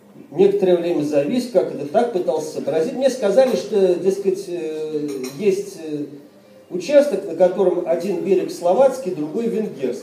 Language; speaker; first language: Russian; native; Russian